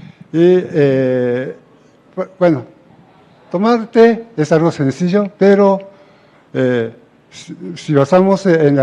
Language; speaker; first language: Spanish; non-native, fluent; Japanese